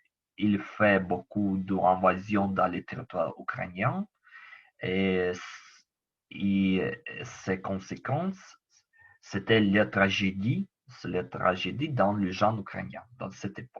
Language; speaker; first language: French; non-native, learner; Ukrainian